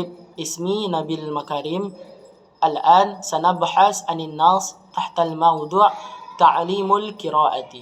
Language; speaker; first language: Arabic; non-native, learner; Indonesian